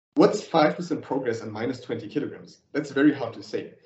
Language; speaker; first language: English; non-native, fluent; German